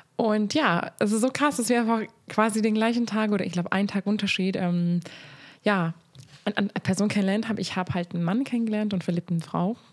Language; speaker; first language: German; non-native, fluent; Hungarian